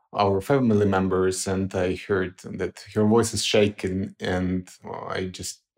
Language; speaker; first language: English; non-native, fluent; Ukrainian